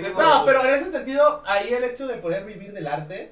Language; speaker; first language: Spanish; native; Spanish